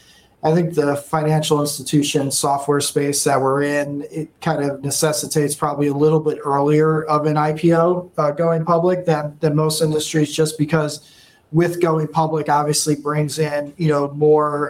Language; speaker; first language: English; native; English